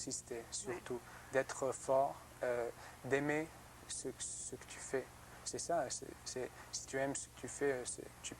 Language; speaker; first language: French; non-native, learner; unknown